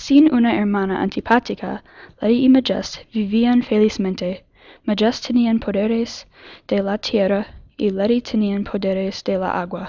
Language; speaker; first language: Spanish; non-native, learner; English